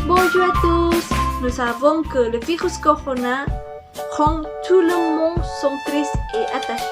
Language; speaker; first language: French; non-native, learner; Indonesian